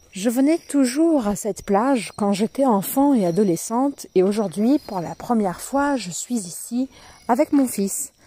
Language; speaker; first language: French; non-native, fluent; Portuguese